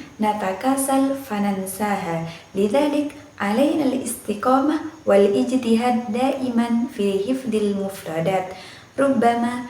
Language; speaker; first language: Arabic; non-native, learner; Indonesian